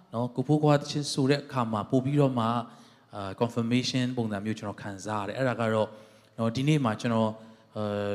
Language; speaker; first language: Burmese; non-native, local second language; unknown